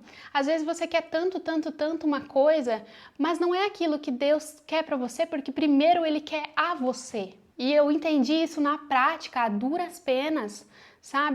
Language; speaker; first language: Portuguese; native; Portuguese